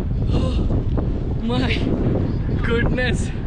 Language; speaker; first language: English; non-native, local second language; Telugu